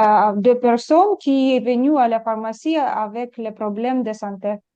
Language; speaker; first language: French; non-native, learner; Ukrainian